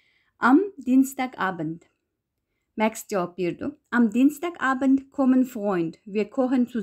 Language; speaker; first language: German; non-native, fluent; Uyghur